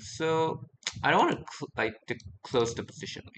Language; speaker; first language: English; non-native, fluent; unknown